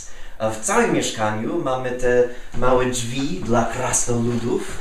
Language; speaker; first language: Polish; non-native, learner; English